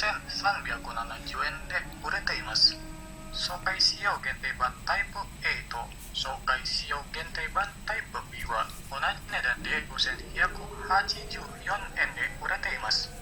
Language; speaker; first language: Japanese; non-native, learner; Indonesian